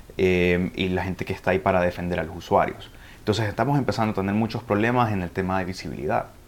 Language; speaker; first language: Spanish; early bilingual, heritage; Spanish